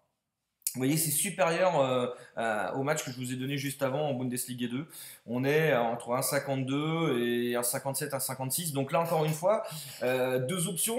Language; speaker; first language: French; native; French